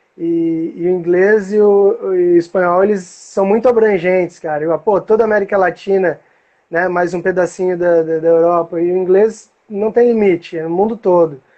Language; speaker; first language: Portuguese; native; Portuguese